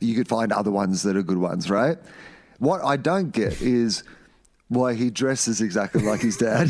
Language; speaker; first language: English; native; English